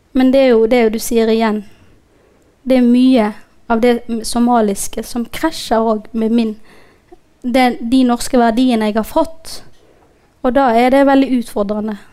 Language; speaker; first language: Norwegian; non-native, fluent; Somali